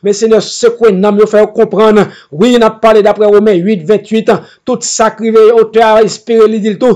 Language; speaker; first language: French; non-native, local second language; Haitian Creole